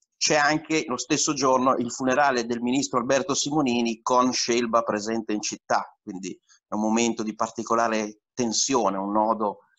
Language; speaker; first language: Italian; native; Italian